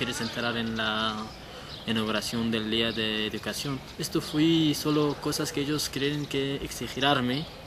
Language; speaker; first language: Spanish; non-native, learner; Persian